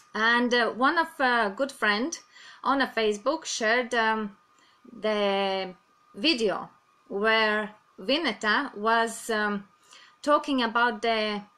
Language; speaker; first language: English; non-native, fluent; Latvian